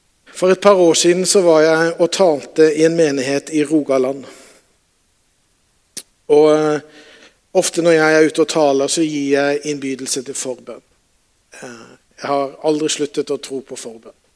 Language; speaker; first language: Norwegian; native; Norwegian